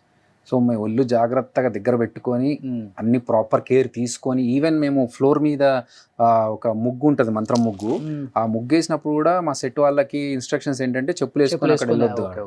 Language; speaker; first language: Telugu; native; Telugu